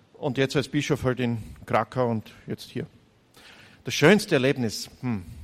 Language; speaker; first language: German; native; German